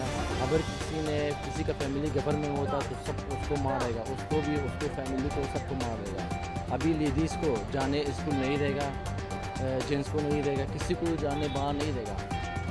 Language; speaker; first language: Hindi; non-native, learner; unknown